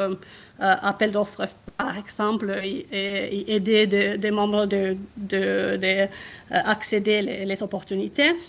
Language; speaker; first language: French; non-native, fluent; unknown